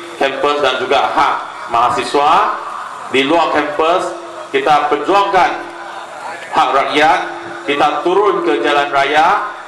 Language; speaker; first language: Malay; non-native, local second language; Chinese